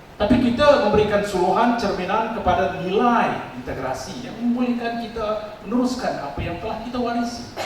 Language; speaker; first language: Malay; non-native, local second language; Tamil